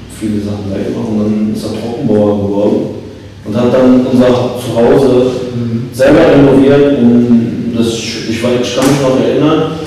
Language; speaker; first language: German; early bilingual, other home language; Turkish